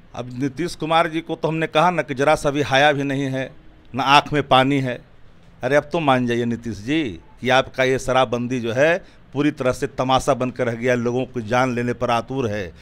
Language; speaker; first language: Hindi; native; Hindi